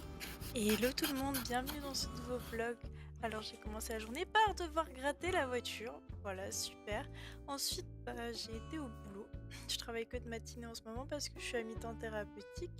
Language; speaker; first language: French; native; French